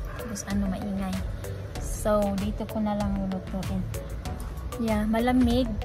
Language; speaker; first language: Filipino; non-native, local second language; Cebuano